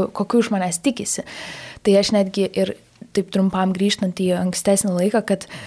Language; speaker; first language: Lithuanian; native; Lithuanian